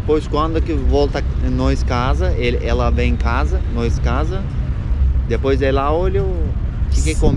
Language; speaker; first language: Portuguese; non-native, learner; Turkish